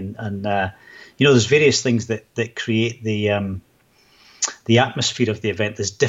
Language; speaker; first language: English; native; English